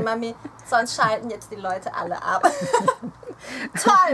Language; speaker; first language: German; early bilingual, other home language; Thai